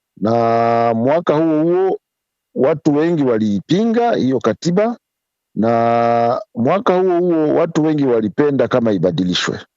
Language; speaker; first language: Swahili; native; Swahili